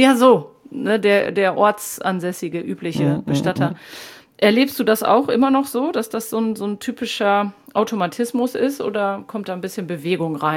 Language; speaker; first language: German; native; German